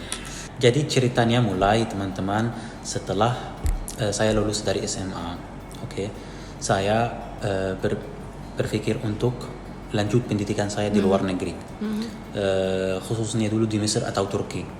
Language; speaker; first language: Indonesian; non-native, fluent; Arabic